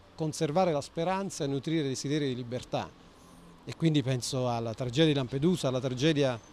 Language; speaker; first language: Italian; native; Italian